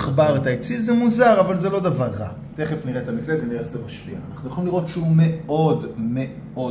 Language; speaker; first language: Hebrew; native; Hebrew